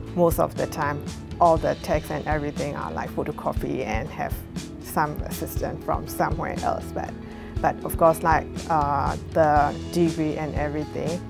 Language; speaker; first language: English; non-native, fluent; Burmese